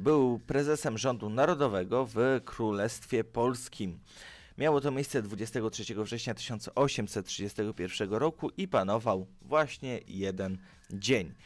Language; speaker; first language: Polish; native; Polish